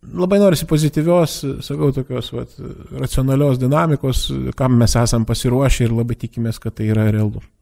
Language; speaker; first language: Lithuanian; native; Lithuanian